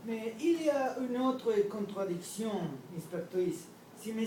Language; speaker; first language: French; non-native, learner; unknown